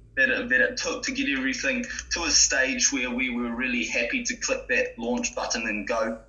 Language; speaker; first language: English; native; English